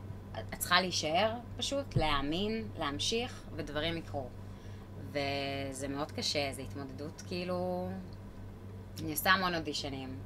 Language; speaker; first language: Hebrew; native; Hebrew